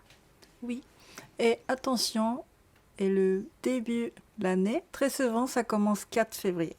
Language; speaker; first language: French; non-native, learner; Japanese